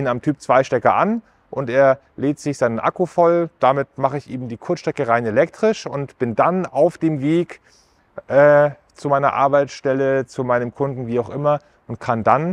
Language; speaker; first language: German; native; German